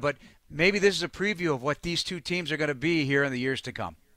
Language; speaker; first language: English; native; English